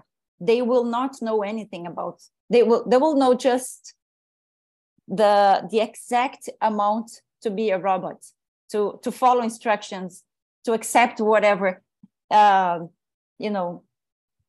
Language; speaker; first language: English; non-native, fluent; Portuguese